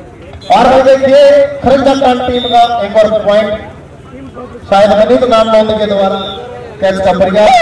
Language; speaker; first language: Hindi; native; Hindi